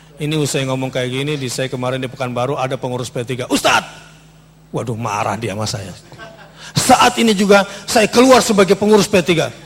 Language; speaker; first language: Indonesian; native; Indonesian